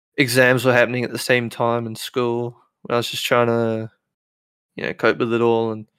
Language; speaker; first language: English; native; English